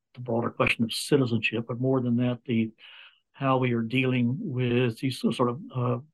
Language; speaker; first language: English; native; English